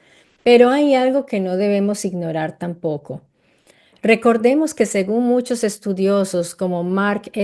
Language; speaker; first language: Spanish; native; Spanish